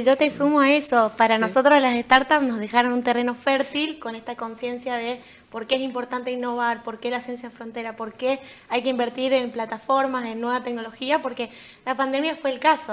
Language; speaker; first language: Spanish; native; Spanish